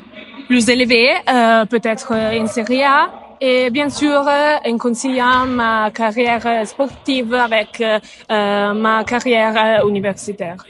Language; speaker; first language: French; non-native, learner; Italian